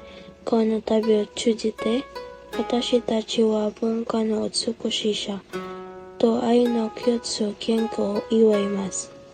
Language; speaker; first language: Japanese; non-native, learner; Filipino